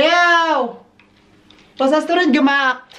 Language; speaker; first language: German; non-native, learner; Filipino